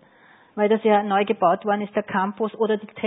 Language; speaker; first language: German; native; German